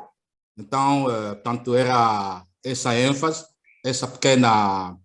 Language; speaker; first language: Portuguese; native; Portuguese